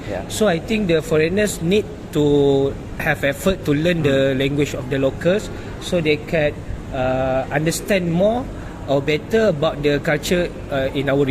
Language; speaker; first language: English; non-native, local second language; Malay